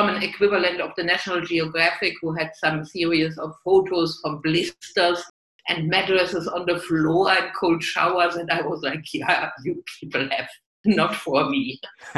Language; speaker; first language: English; non-native, fluent; German